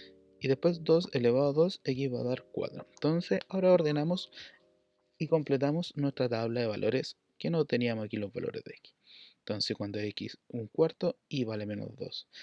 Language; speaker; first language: Spanish; native; Spanish